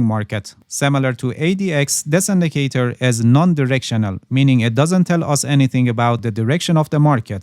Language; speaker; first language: English; non-native, fluent; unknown